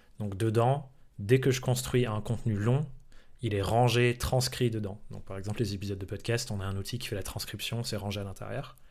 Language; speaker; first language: French; early bilingual, other home language; English